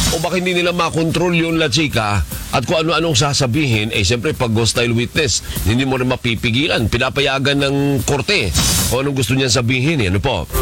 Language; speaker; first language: Filipino; native; Filipino